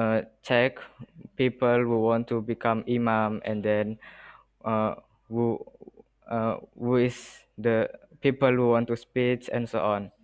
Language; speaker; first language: English; non-native, learner; Indonesian